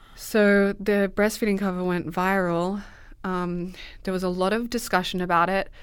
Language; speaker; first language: English; native; English